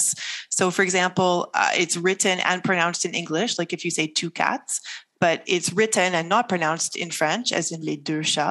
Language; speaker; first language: English; native; English